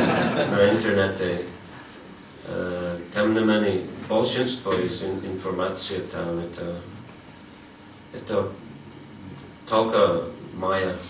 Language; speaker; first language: Russian; non-native, fluent; English